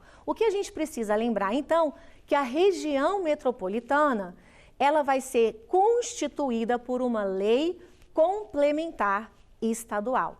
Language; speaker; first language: Portuguese; native; Portuguese